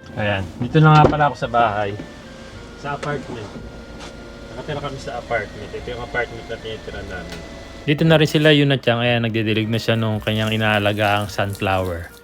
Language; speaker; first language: Filipino; native; Filipino